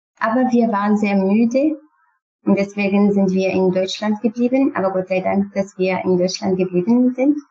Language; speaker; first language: German; non-native, learner; Kurdish